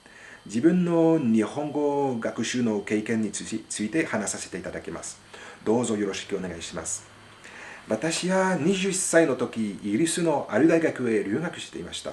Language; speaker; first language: Japanese; non-native, fluent; French